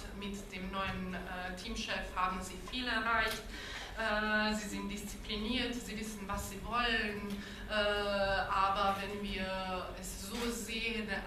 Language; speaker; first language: German; non-native, local second language; Bosnian